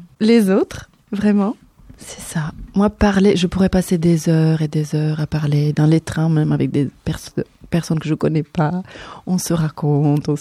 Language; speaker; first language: French; native; French